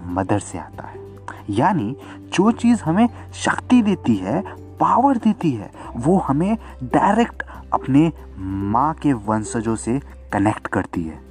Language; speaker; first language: Hindi; native; Hindi